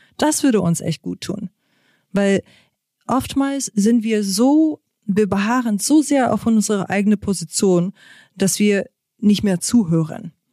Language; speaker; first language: German; non-native, fluent; English